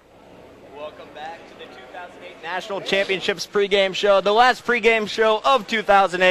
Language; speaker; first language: English; native; English